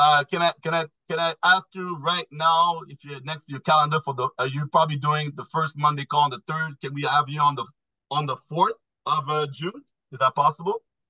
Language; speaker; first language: English; non-native, fluent; French